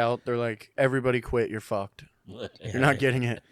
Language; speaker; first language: English; native; English